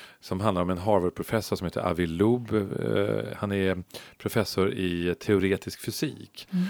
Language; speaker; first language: Swedish; native; Swedish